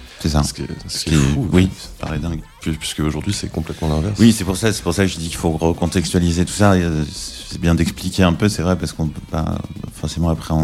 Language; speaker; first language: French; native; French